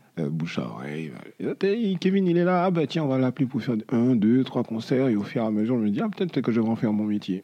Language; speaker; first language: French; native; French